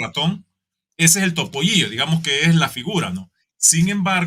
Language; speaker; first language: Spanish; native; Spanish